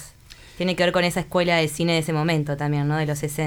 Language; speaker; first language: Spanish; native; Spanish